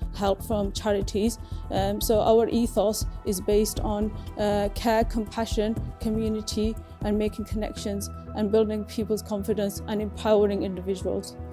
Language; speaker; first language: English; native; English